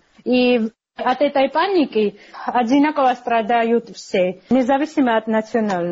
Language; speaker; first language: Russian; non-native, fluent; Georgian